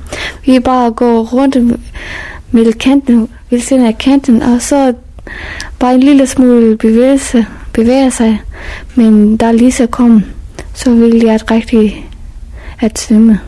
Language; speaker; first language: Danish; non-native, fluent; Persian